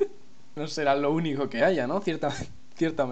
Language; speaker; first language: Spanish; native; Spanish